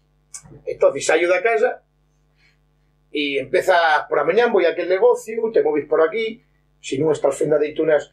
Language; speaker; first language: Spanish; non-native, local second language; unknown